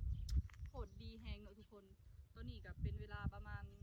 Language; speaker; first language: Thai; non-native, local second language; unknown